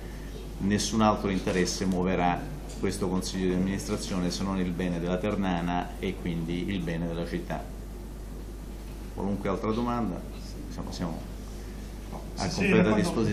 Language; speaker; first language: Italian; native; Italian